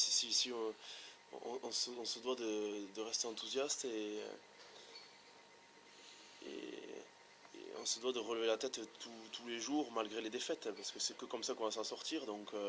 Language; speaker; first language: French; native; French